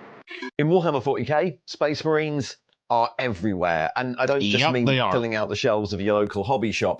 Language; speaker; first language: English; native; English